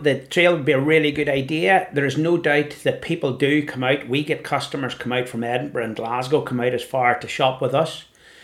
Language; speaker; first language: English; native; English